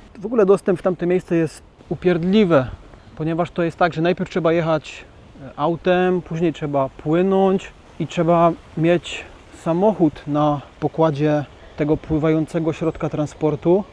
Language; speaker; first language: Polish; native; Polish